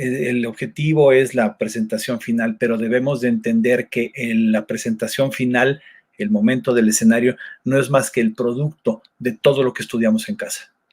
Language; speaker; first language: Spanish; native; Spanish